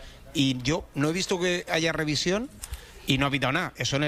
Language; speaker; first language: Spanish; native; Spanish